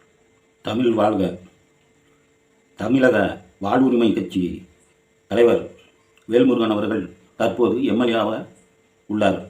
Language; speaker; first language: Tamil; native; Tamil